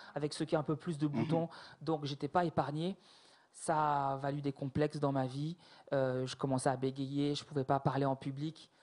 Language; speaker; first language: French; native; French